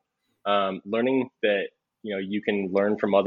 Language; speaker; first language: English; native; English